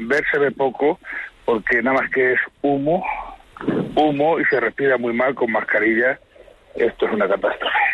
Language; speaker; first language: Spanish; native; Spanish